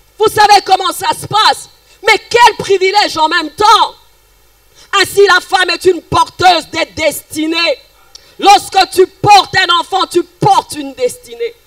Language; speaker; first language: French; non-native, local second language; Lingala